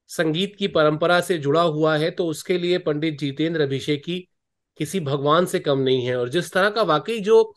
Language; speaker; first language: Hindi; native; Hindi